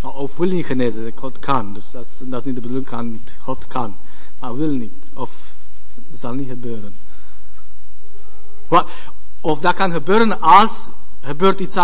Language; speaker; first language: Dutch; non-native, learner; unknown